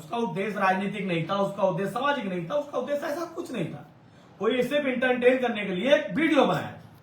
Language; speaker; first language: Hindi; native; Hindi